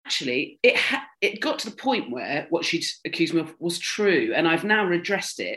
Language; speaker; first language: English; native; English